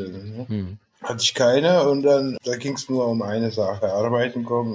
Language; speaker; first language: German; non-native, fluent; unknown